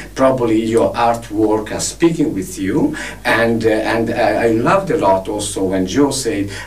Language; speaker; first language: English; non-native, fluent; Italian